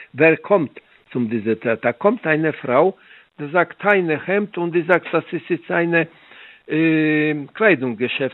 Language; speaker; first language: German; non-native, learner; Polish